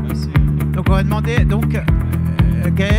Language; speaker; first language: French; native; French